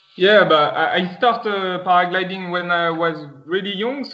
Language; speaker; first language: English; non-native, fluent; French